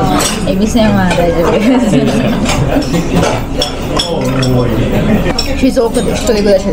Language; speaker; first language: Japanese; native; Japanese